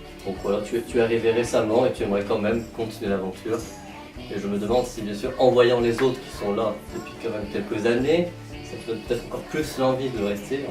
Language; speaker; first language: French; native; French